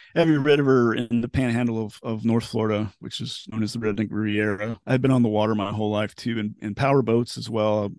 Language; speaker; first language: English; native; English